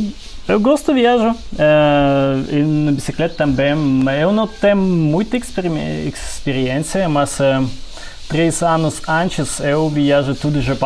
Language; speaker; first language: Portuguese; non-native, learner; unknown